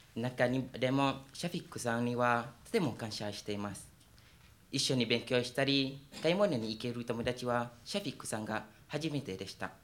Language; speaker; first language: Japanese; non-native, fluent; Malay